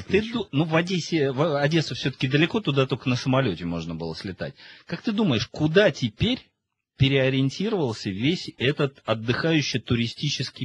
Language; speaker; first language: Russian; native; Russian